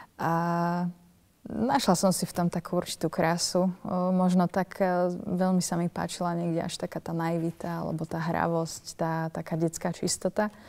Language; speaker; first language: Slovak; native; Slovak